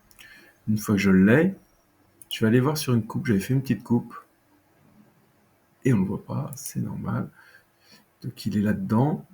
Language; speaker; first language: French; native; French